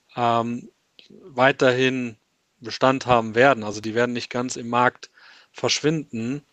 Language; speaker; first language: German; native; German